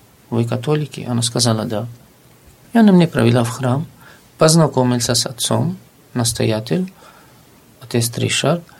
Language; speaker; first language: Russian; non-native, fluent; Arabic